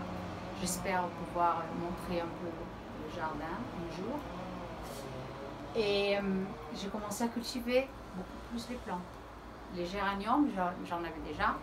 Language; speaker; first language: French; early bilingual, heritage; Portuguese